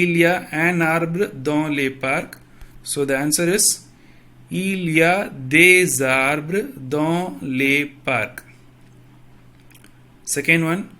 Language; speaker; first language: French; non-native, fluent; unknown